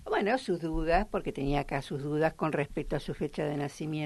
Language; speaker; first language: Spanish; native; Spanish